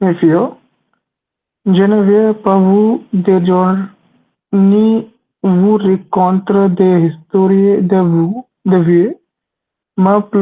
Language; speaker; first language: French; non-native, learner; Hindi